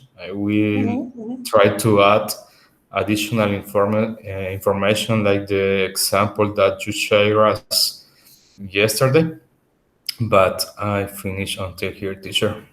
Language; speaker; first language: English; non-native, learner; Spanish